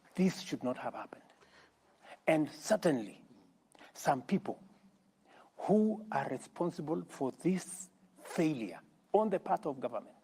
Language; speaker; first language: English; non-native, local second language; Kalenjin